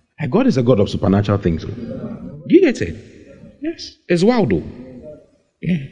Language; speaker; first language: English; non-native, local second language; Akan